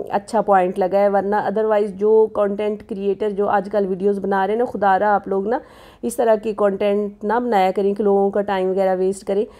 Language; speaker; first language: Urdu; native; Urdu